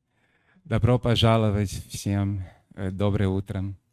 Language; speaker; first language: Russian; non-native, fluent; Portuguese